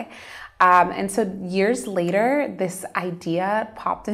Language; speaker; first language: English; native; English